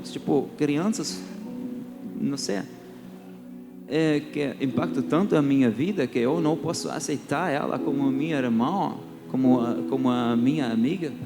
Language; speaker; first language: Portuguese; early bilingual, heritage; Portuguese